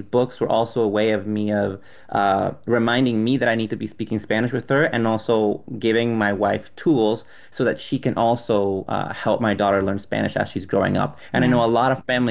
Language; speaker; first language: English; non-native, fluent; Spanish